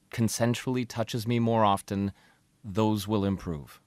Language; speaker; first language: English; native; English